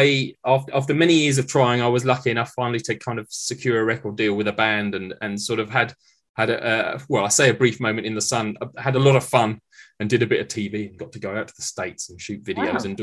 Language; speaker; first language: English; native; English